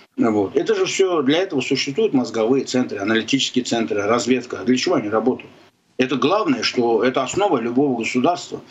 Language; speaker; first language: Russian; non-native, local second language; Azerbaijani